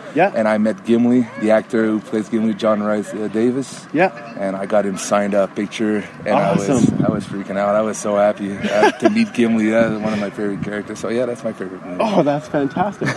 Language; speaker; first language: English; native; English